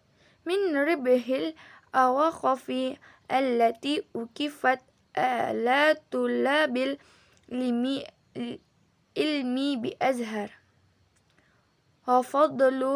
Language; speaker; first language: Arabic; non-native, learner; Indonesian